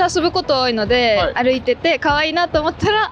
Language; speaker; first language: Japanese; native; Japanese